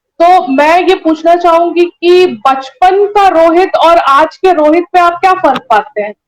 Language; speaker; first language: Hindi; native; Hindi